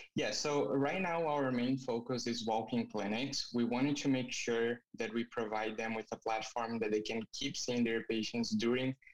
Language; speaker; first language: English; non-native, fluent; Portuguese